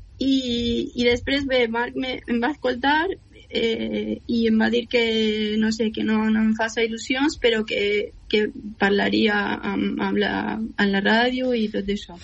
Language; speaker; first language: Catalan; non-native, fluent; Spanish